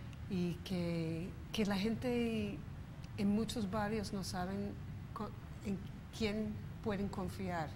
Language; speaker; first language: Spanish; non-native, fluent; English